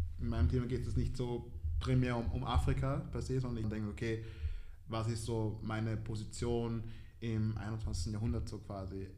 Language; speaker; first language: German; early bilingual, other home language; Swahili